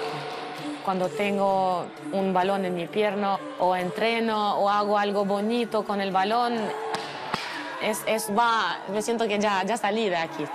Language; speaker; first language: Spanish; non-native, fluent; Albanian